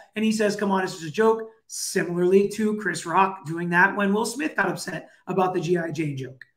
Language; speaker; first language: English; native; English